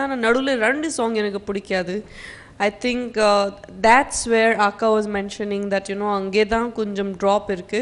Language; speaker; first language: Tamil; non-native, fluent; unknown